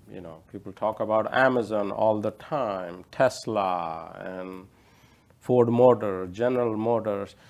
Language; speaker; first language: English; non-native, local second language; Odia